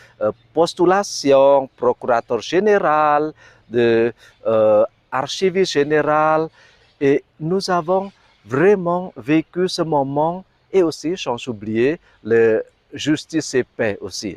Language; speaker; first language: French; non-native, fluent; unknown